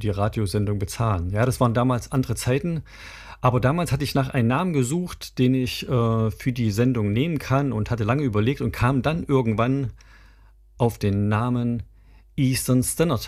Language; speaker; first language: German; native; German